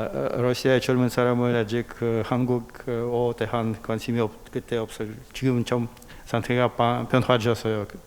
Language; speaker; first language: Korean; non-native, fluent; Russian